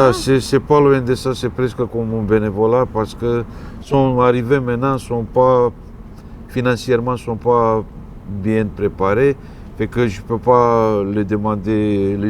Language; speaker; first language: French; non-native, fluent; Romanian